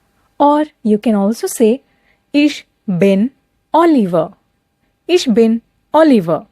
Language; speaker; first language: German; non-native, fluent; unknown